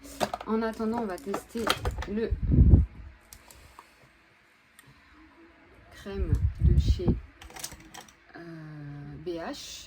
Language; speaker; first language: French; native; French